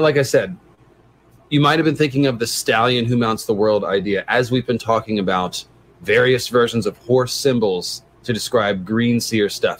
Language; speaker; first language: English; native; English